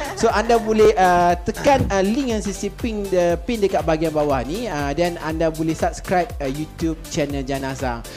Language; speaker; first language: Malay; native; Malay